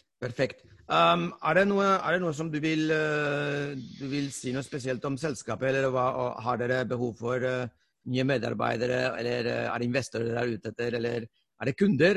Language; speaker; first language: Norwegian; non-native, fluent; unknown